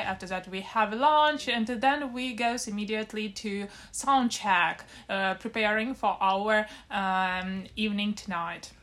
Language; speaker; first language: English; non-native, fluent; Ukrainian